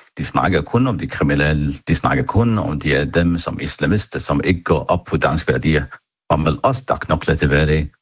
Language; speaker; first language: Danish; non-native, fluent; Arabic